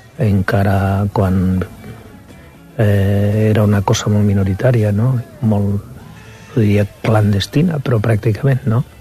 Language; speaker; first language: Catalan; non-native, local second language; Spanish